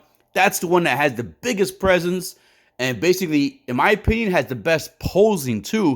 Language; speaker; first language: English; native; English